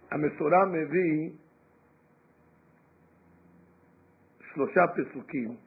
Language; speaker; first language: Hebrew; non-native, fluent; English